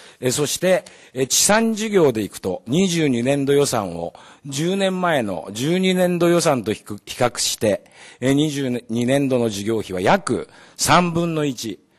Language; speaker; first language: Japanese; native; Japanese